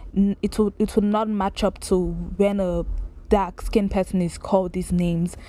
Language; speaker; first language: English; non-native, local second language; Yoruba